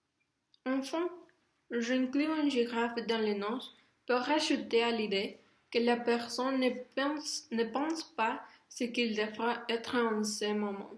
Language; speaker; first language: French; non-native, learner; Spanish